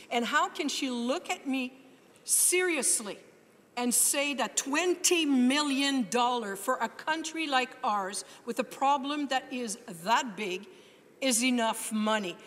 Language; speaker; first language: English; non-native, fluent; French